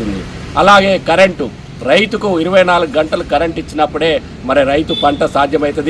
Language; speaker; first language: Telugu; native; Telugu